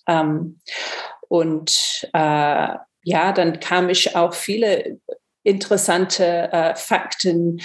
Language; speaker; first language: German; non-native, fluent; English